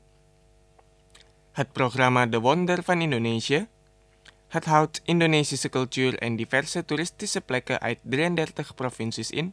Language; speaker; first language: Dutch; non-native, fluent; Indonesian